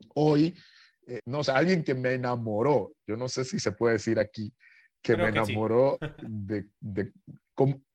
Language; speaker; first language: Spanish; native; Spanish